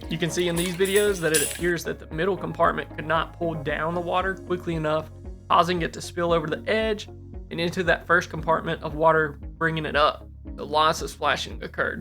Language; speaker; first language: English; native; English